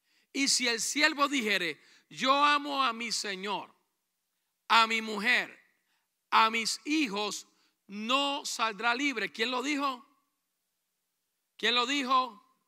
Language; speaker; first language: Spanish; native; Spanish